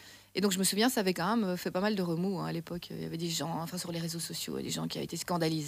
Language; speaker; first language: French; native; French